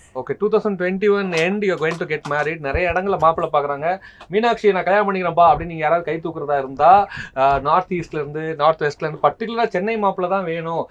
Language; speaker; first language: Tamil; native; Tamil